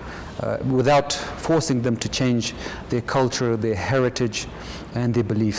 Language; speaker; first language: English; non-native, fluent; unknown